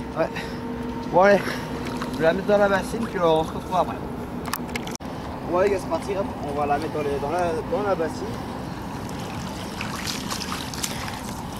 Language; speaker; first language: French; native; French